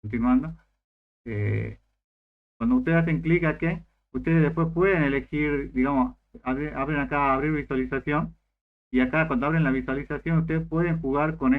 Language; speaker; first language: Spanish; native; Spanish